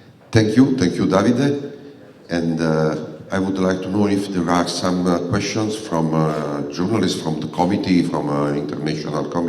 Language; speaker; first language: English; non-native, fluent; Italian